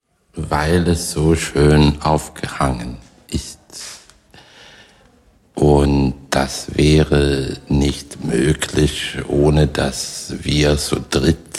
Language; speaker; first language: German; non-native, fluent; Swedish